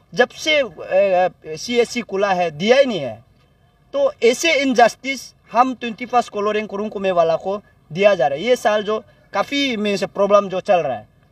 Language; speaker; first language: Hindi; non-native, local second language; Nyishi